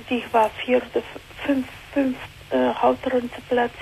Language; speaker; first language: German; non-native, learner; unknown